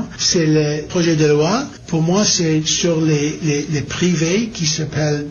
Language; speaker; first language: French; non-native, learner; English